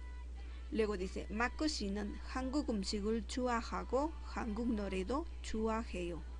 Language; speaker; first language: Korean; non-native, fluent; Spanish